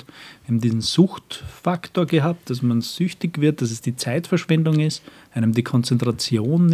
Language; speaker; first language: German; native; German